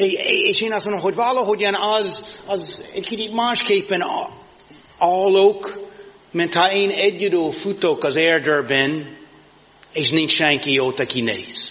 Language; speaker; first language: Hungarian; non-native, learner; English